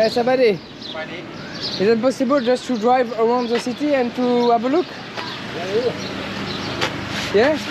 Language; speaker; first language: English; non-native, learner; French